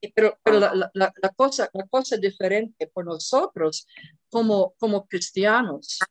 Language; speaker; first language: Spanish; non-native, fluent; English